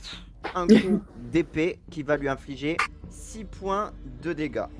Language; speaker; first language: French; native; French